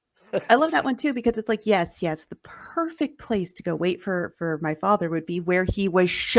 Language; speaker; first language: English; native; English